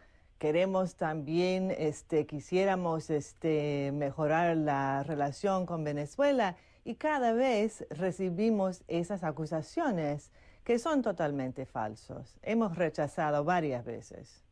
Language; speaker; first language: Spanish; non-native, fluent; English